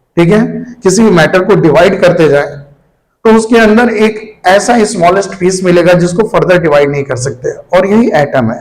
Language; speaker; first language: Hindi; native; Hindi